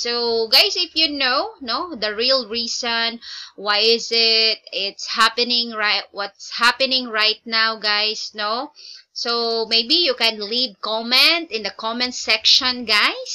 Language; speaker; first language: English; non-native, local second language; Filipino